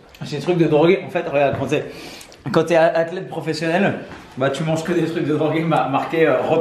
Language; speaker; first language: French; native; French